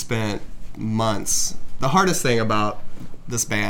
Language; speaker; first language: English; native; English